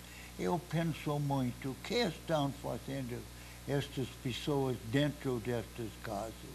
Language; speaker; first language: Portuguese; non-native, fluent; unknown